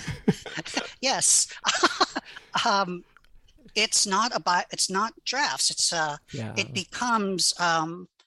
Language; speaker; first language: English; early bilingual, other home language; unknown